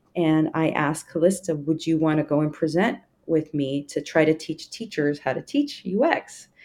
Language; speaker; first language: English; native; English